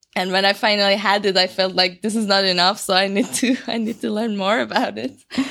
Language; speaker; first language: English; non-native, fluent; Persian